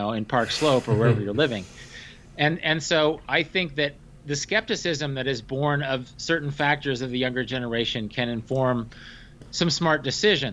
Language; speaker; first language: English; native; English